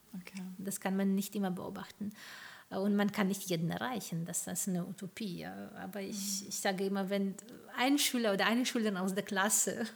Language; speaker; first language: German; non-native, fluent; Ukrainian